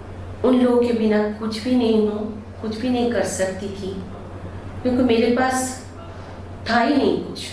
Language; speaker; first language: Hindi; non-native, local second language; Bangla